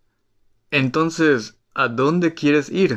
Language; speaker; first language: Spanish; non-native, fluent; Japanese